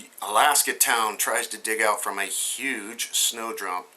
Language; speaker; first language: English; native; English